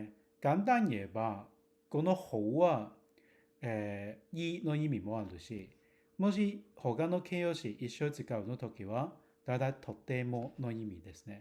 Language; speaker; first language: Japanese; non-native, fluent; Cantonese